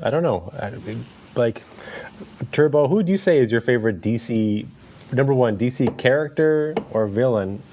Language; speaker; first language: English; native; English